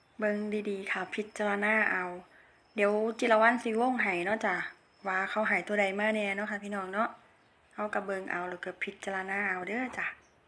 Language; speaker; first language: Thai; native; Thai